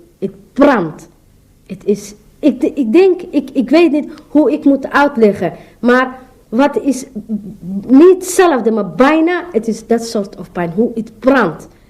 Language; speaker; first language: Dutch; non-native, learner; Somali